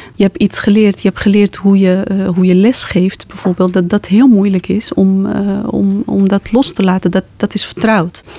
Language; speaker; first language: Dutch; non-native, fluent; Arabic